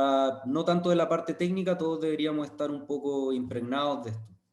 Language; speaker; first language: Spanish; native; Spanish